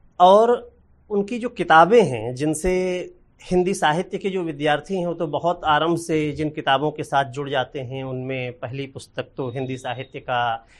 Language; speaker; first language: Hindi; native; Hindi